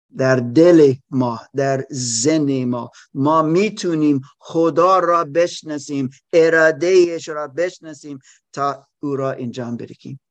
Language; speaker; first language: Persian; non-native, learner; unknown